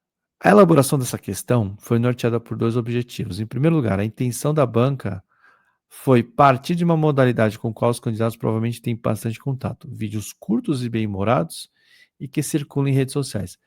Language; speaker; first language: Portuguese; native; Portuguese